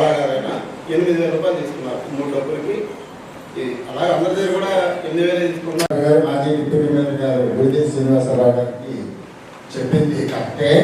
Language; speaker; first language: Telugu; native; Telugu